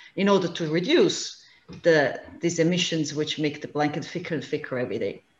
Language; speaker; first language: English; non-native, fluent; German